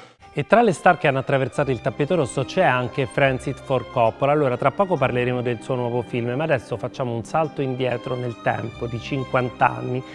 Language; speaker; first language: Italian; native; Italian